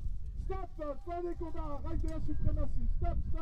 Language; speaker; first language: French; native; French